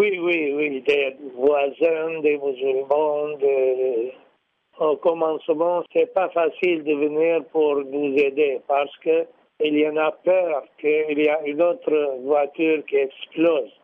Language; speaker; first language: French; non-native, learner; Arabic